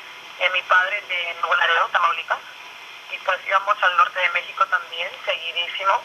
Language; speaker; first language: Spanish; early bilingual, other home language; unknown